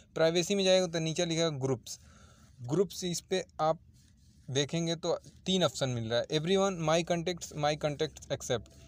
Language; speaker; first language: Hindi; native; Hindi